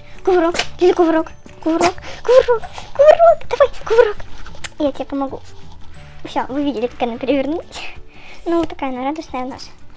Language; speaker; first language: Russian; native; Russian